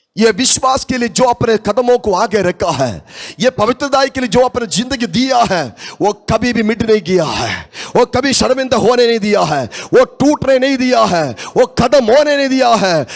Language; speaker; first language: Hindi; non-native, local second language; Malayalam